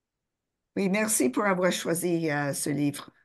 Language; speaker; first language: French; non-native, fluent; English